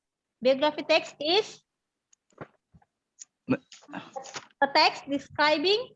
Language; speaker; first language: English; non-native, learner; Indonesian